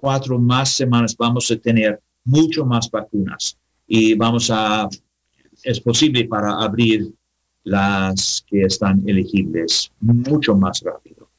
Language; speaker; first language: Spanish; non-native, learner; English